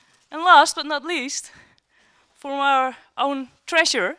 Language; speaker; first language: English; non-native, fluent; Dutch